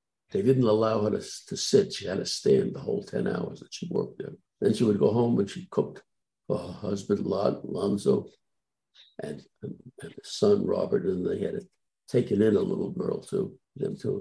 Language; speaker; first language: English; native; English